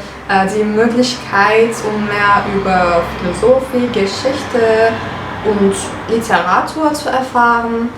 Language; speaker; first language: German; non-native, fluent; Turkish